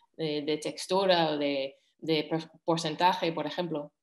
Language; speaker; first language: Spanish; non-native, fluent; English